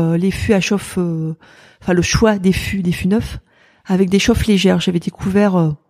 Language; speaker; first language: French; native; French